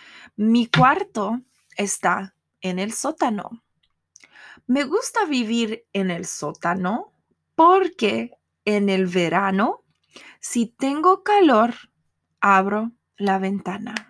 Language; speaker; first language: Spanish; non-native, fluent; English